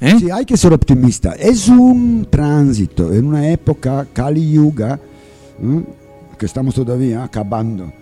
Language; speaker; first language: Spanish; non-native, learner; English